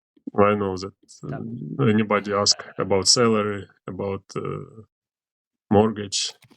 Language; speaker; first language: English; non-native, learner; Ukrainian